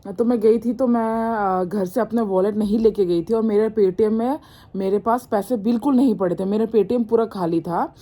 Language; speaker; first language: Hindi; non-native, local second language; Mizo